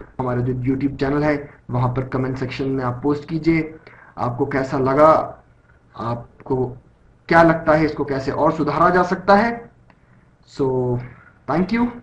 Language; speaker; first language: Hindi; native; Hindi